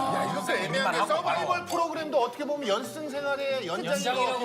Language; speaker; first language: Korean; native; Korean